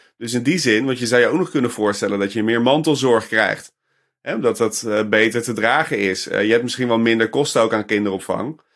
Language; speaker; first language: Dutch; native; Dutch